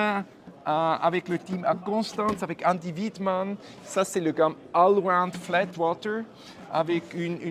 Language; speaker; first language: French; non-native, fluent; German